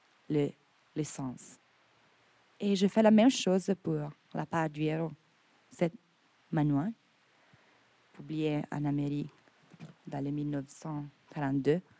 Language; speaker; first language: French; non-native, fluent; Italian